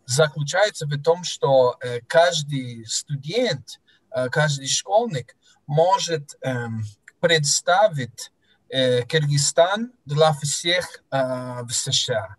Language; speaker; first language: Russian; non-native, fluent; English